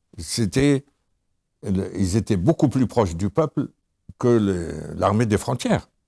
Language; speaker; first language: French; non-native, local second language; Arabic